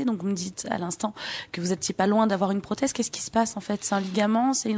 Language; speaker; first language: French; native; French